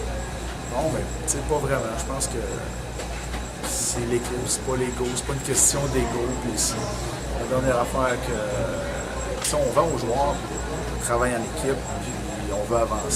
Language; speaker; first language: French; native; French